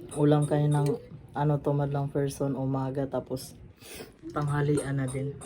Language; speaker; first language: Filipino; non-native, local second language; Cebuano